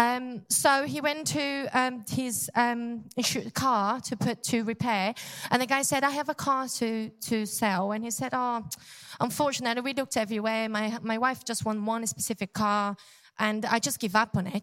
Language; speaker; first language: English; non-native, learner; Portuguese